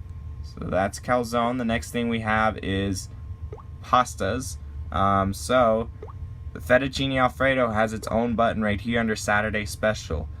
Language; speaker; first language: English; native; English